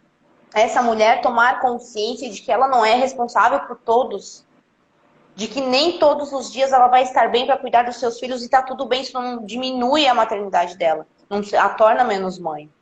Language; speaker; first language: Portuguese; native; Portuguese